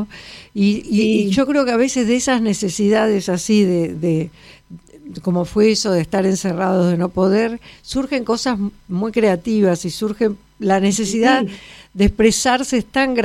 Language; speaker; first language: Spanish; native; Spanish